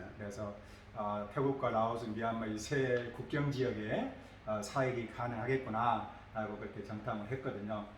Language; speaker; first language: Korean; native; Korean